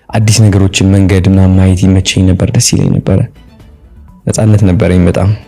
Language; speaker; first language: Amharic; non-native, local second language; Tigrinya